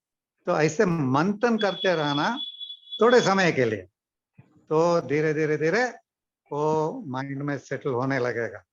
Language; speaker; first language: Hindi; non-native, local second language; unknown